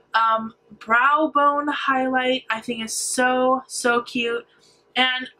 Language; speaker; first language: English; native; English